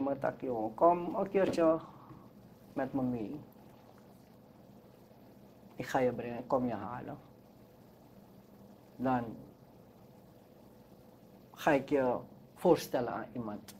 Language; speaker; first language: Dutch; non-native, local second language; Sranan Tongo